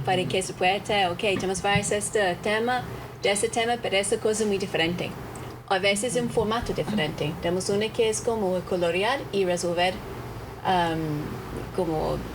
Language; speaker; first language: Spanish; non-native, fluent; English